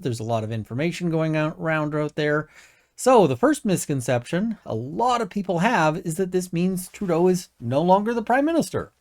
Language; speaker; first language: English; native; English